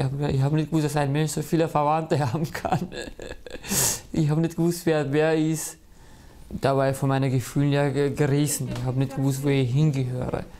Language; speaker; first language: German; early bilingual, other home language; Kurdish